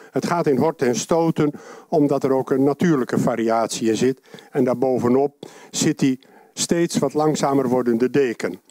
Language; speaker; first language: Dutch; non-native, local second language; Western Frisian